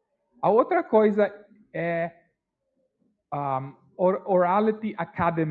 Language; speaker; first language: Portuguese; non-native, learner; English